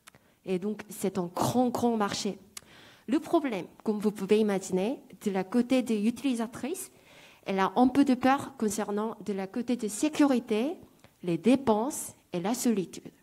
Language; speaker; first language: French; non-native, fluent; Korean